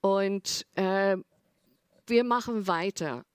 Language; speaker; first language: German; non-native, learner; English